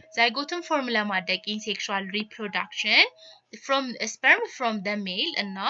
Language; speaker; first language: English; non-native, local second language; Amharic